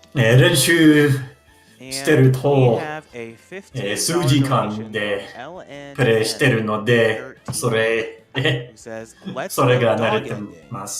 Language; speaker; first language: Japanese; non-native, learner; English